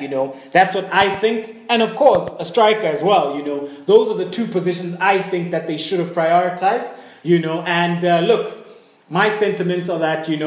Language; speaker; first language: English; native; English